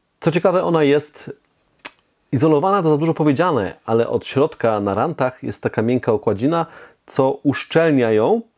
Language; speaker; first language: Polish; native; Polish